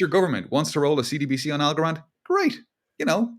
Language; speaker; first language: English; native; English